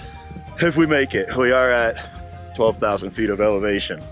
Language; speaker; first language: English; native; English